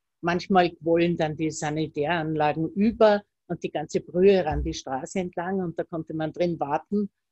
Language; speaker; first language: German; native; German